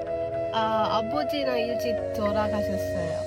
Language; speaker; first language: Korean; non-native, fluent; Sinhala